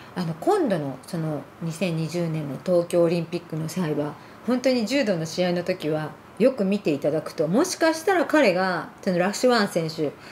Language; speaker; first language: Japanese; early bilingual, other home language; Arabic